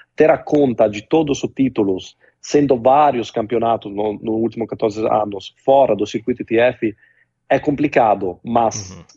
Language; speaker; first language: Portuguese; non-native, fluent; Italian